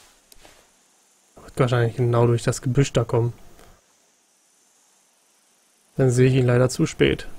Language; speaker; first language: German; native; German